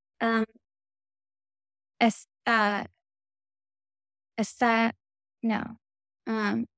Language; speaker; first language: Spanish; non-native, learner; English